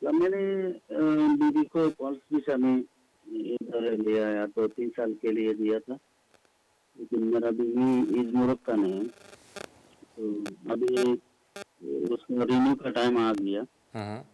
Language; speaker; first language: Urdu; non-native, learner; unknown